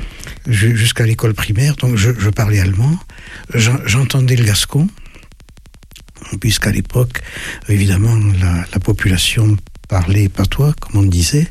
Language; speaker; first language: French; native; French